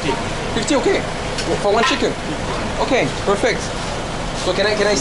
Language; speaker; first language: English; non-native, learner; French